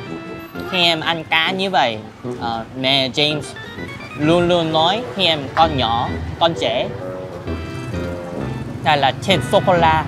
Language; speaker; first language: Vietnamese; early bilingual, other home language; Korean